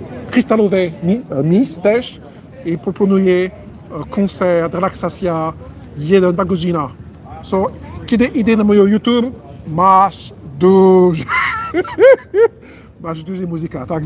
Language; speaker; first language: Polish; non-native, learner; French